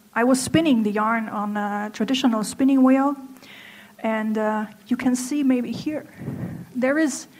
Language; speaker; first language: English; non-native, fluent; German